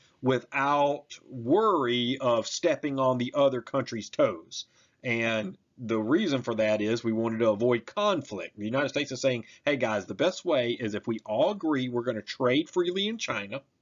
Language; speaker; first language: English; native; English